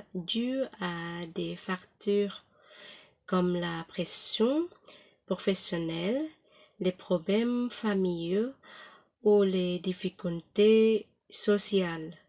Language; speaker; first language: French; non-native, learner; Thai